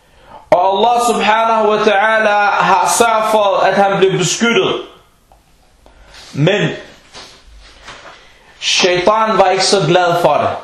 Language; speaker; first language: Danish; non-native, local second language; Arabic